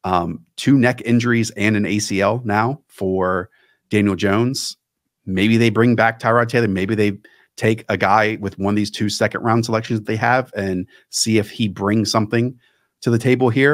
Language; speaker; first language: English; native; English